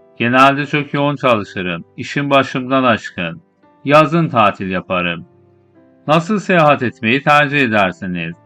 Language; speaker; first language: Turkish; non-native, fluent; Persian